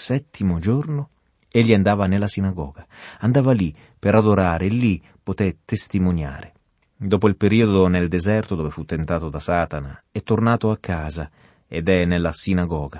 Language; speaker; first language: Italian; native; Italian